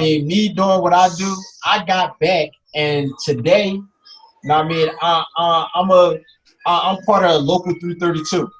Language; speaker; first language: English; native; English